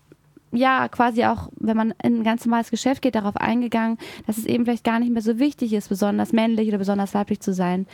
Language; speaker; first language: German; native; German